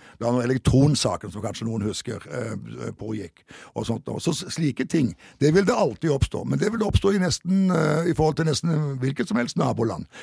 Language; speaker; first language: Norwegian; native; Norwegian